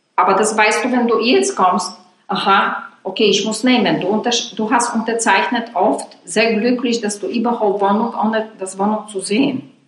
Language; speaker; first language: German; non-native, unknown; Polish